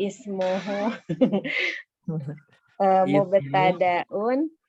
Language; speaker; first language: Arabic; non-native, learner; Indonesian